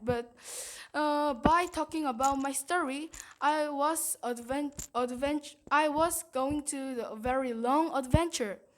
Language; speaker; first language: English; non-native, learner; Korean